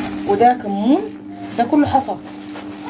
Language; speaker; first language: Arabic; native; Arabic